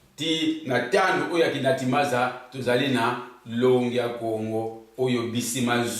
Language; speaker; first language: Lingala; non-native, local second language; Kongo